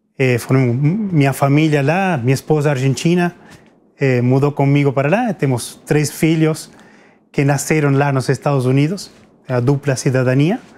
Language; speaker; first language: Portuguese; non-native, fluent; Spanish